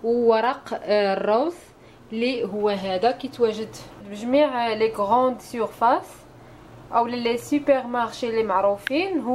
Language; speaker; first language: Arabic; native; Arabic